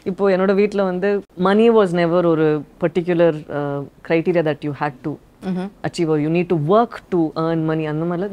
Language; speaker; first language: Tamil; non-native, local second language; Badaga